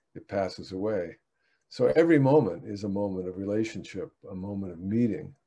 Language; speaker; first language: English; native; English